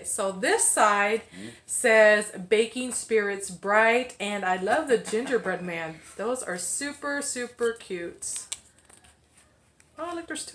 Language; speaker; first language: English; native; English